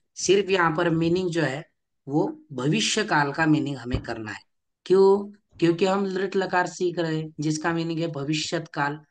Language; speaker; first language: Hindi; non-native, local second language; Marathi